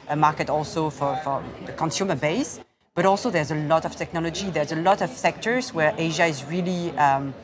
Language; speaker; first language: English; non-native, fluent; Korean